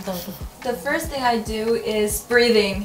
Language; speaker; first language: English; non-native, learner; Korean